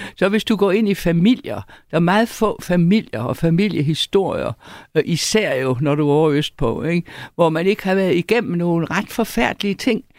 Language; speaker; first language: Danish; native; Danish